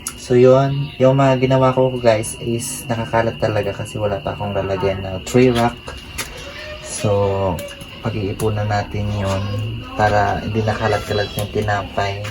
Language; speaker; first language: Filipino; non-native, local second language; Bikol